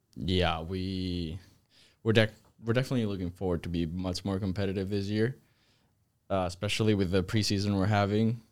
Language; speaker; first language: English; non-native, fluent; Spanish